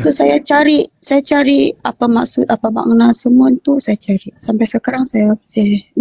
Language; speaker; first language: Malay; non-native, local second language; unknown